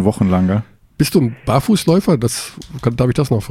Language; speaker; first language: German; native; German